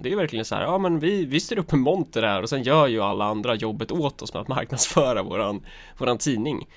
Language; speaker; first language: Swedish; native; Swedish